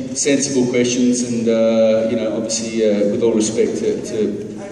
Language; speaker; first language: English; native; English